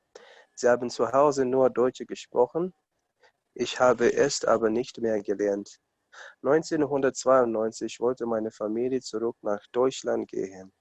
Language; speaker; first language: German; non-native, learner; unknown